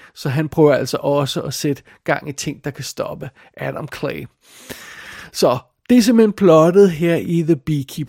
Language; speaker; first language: Danish; native; Danish